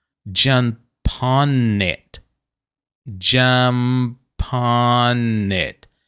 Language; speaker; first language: English; non-native, fluent; Portuguese